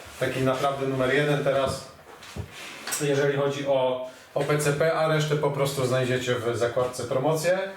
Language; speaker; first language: Polish; native; Polish